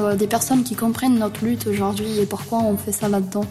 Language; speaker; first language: French; early bilingual, other home language; Portuguese